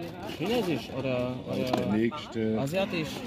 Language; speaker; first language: German; non-native, fluent; Polish